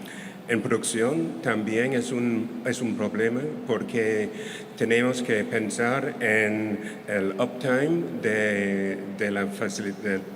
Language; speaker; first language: Spanish; non-native, fluent; English